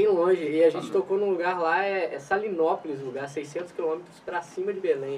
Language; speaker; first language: Portuguese; native; Portuguese